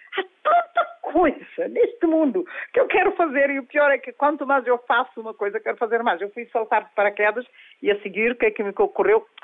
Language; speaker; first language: Portuguese; non-native, local second language; Kabuverdianu